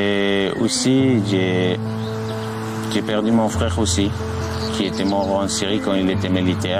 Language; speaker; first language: French; non-native, learner; Arabic